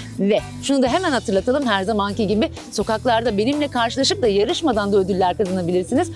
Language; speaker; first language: Turkish; native; Turkish